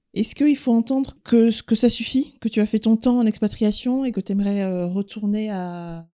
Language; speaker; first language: French; native; French